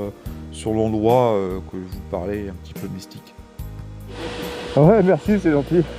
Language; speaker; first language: French; native; French